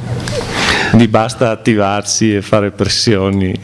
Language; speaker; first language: Italian; native; Italian